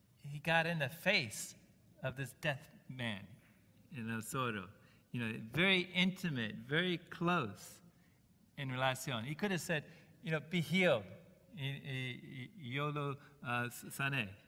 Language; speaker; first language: English; native; English